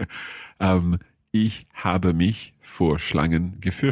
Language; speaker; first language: German; non-native, learner; English